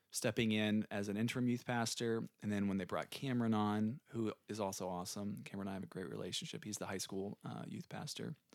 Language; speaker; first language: English; native; English